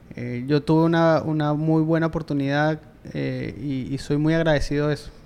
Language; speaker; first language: Spanish; native; Spanish